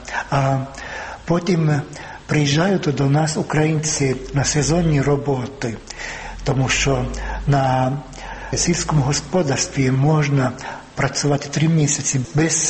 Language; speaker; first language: Ukrainian; non-native, fluent; Finnish